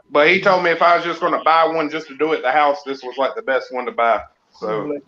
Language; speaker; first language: English; native; English